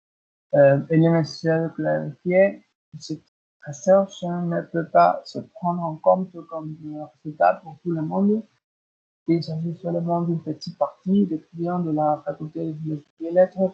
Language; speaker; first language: French; non-native, learner; Spanish